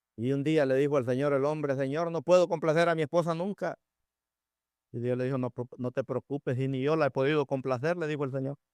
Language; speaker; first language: Spanish; native; Spanish